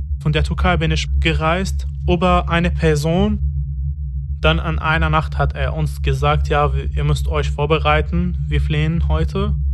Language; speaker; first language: German; non-native, fluent; Arabic